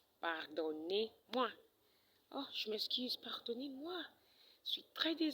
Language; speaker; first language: French; non-native, fluent; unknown